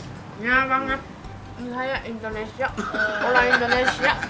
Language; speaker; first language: Indonesian; non-native, learner; Japanese